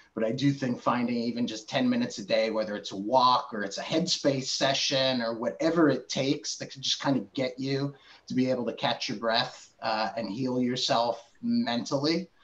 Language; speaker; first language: English; native; English